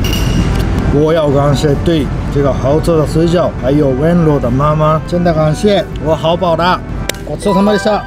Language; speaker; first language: Chinese; non-native, fluent; Japanese